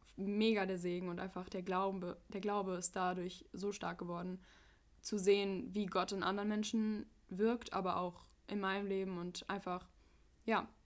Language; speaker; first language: German; early bilingual, other home language; English